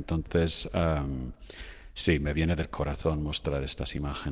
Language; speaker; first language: Spanish; non-native, fluent; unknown